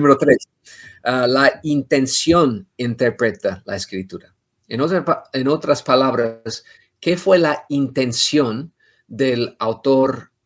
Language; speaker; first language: Spanish; non-native, fluent; English